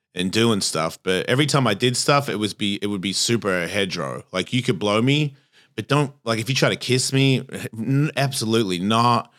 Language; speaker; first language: English; native; English